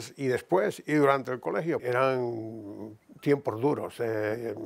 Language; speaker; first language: Spanish; native; Spanish